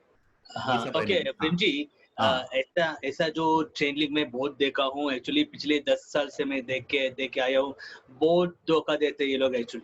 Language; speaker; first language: Hindi; non-native, local second language; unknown